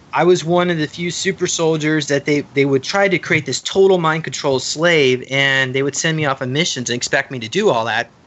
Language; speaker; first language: English; native; English